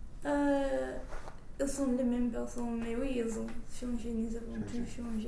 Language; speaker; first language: French; non-native, fluent; English